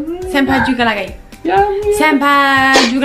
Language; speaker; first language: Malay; non-native, learner; English